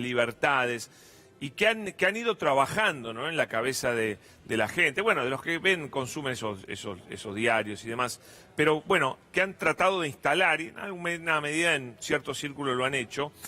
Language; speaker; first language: Spanish; native; Spanish